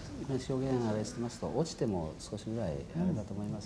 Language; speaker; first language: Japanese; native; Japanese